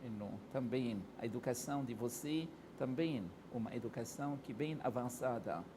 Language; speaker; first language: Portuguese; non-native, fluent; Arabic